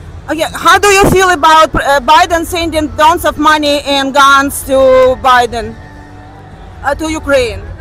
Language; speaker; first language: English; non-native, fluent; Russian